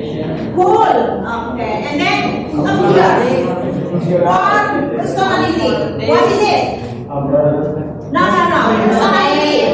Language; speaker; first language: English; non-native, learner; Indonesian